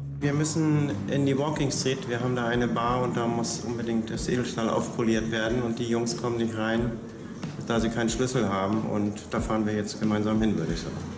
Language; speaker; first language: German; native; German